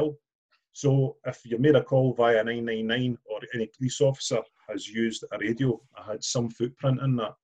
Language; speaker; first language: English; native; English